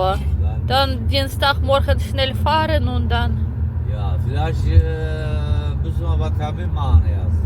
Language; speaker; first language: German; non-native, learner; Ukrainian